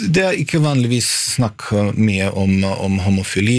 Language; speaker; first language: Norwegian; non-native, fluent; Bosnian